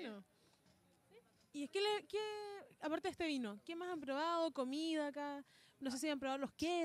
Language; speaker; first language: Spanish; native; Spanish